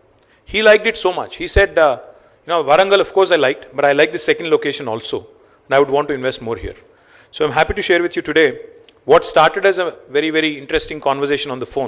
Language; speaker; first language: English; non-native, local second language; Telugu